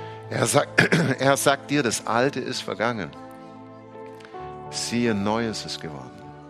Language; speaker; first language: German; native; German